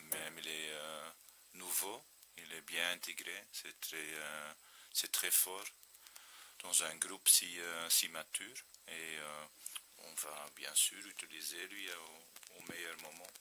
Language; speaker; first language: French; non-native, fluent; Dutch